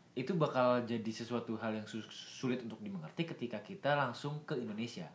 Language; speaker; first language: Indonesian; native; Indonesian